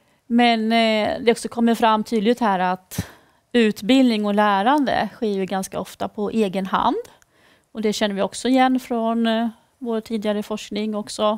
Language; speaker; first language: Swedish; native; Swedish